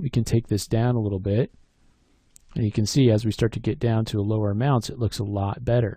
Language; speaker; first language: English; native; English